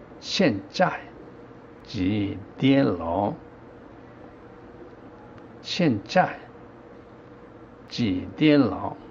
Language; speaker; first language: Chinese; non-native, learner; Korean